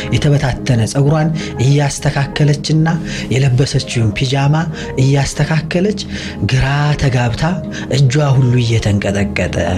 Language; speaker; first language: Amharic; native; Amharic